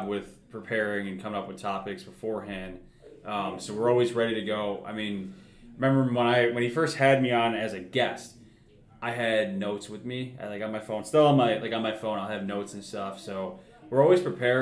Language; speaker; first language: English; native; English